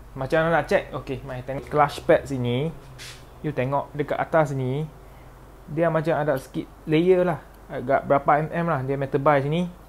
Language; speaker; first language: Malay; non-native, local second language; Chinese